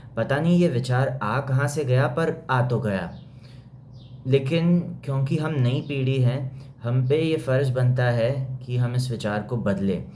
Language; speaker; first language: Hindi; non-native, local second language; Marathi